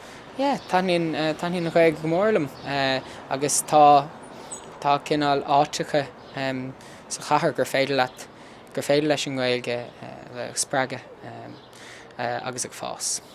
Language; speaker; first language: Irish; early bilingual, heritage; English